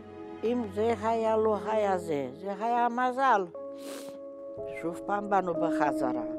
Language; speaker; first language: Hebrew; non-native, learner; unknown